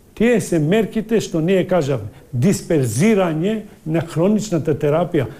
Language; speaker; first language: Macedonian; non-native, local second language; Albanian